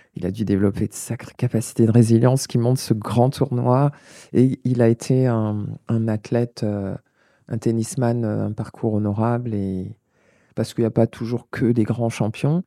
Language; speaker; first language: French; native; French